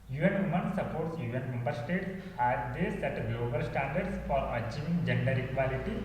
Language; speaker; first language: English; non-native, local second language; Kannada